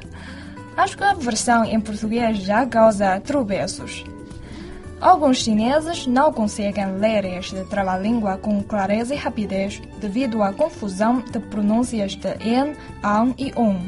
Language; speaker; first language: Portuguese; non-native, fluent; Chinese